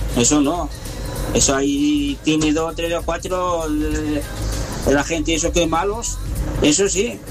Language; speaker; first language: Spanish; non-native, learner; Arabic